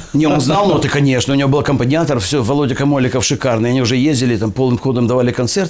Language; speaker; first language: Russian; native; Russian